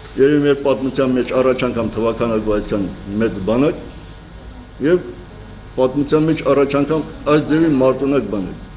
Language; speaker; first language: Armenian; native; Armenian